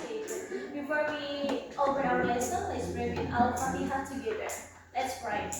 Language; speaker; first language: English; non-native, learner; Indonesian